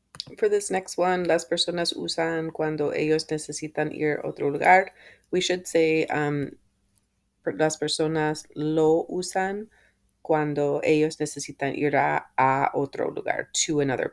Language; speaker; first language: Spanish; non-native, fluent; English